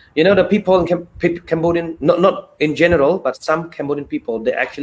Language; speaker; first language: English; non-native, fluent; Khmer